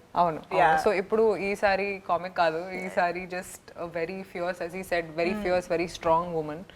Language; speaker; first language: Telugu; non-native, fluent; Hindi